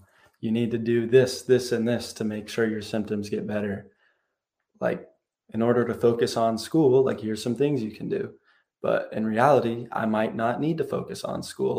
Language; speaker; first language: English; native; English